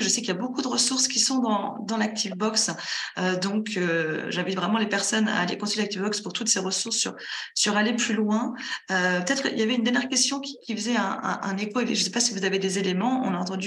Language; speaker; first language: French; native; French